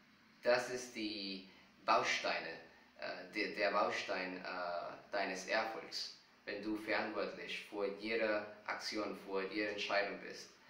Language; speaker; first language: German; non-native, fluent; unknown